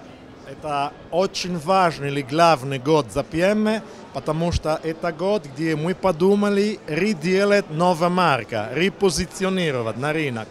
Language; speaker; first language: Russian; non-native, learner; Italian